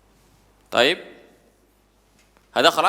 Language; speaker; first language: Arabic; non-native, fluent; Indonesian